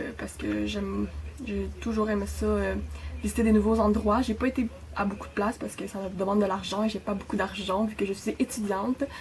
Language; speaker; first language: French; native; French